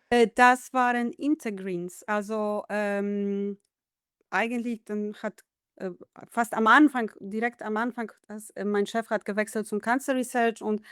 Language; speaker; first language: German; non-native, fluent; Polish